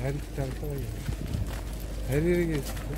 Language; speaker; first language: Turkish; native; Turkish